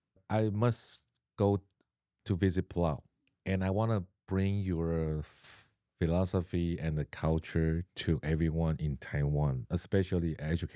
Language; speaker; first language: English; non-native, learner; Chinese